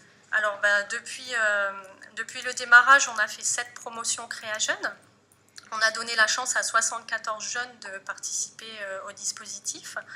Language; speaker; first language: French; native; French